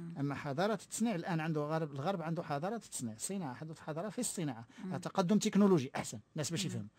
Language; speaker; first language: Arabic; native; Arabic